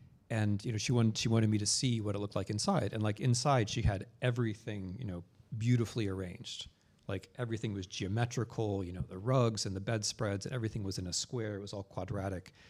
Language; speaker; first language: English; native; English